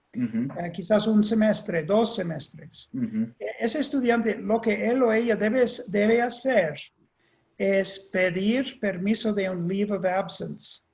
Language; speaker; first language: Spanish; non-native, fluent; English